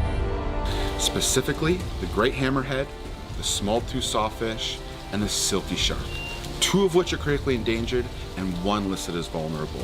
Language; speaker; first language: English; native; English